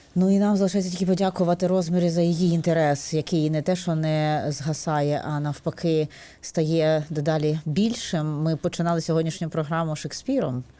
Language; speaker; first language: Ukrainian; native; Ukrainian